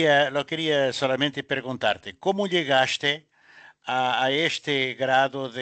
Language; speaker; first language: Spanish; non-native, learner; Portuguese